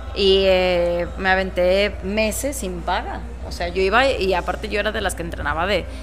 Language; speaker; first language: Spanish; native; Spanish